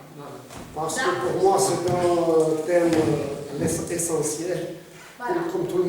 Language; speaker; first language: French; non-native, fluent; Russian